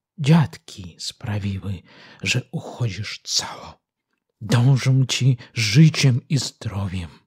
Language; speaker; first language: Polish; early bilingual, heritage; Polish